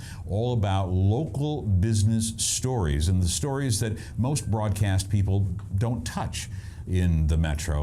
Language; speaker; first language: English; native; English